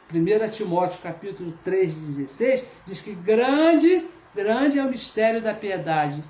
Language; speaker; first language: Portuguese; native; Portuguese